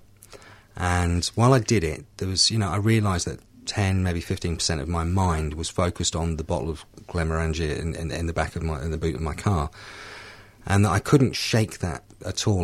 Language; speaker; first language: English; native; English